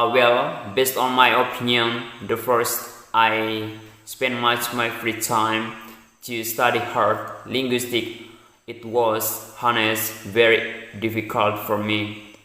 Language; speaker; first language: English; non-native, learner; Indonesian